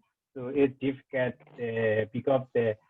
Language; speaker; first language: English; non-native, learner; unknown